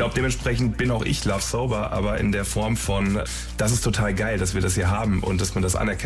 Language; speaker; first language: German; native; German